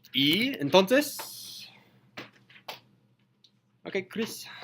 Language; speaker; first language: Spanish; non-native, learner; English